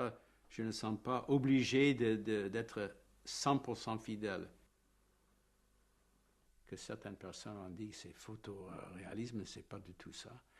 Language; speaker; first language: French; non-native, fluent; English